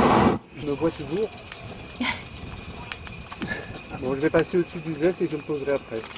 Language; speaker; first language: French; native; French